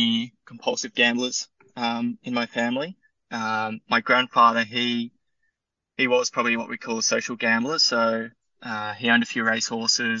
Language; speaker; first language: English; native; English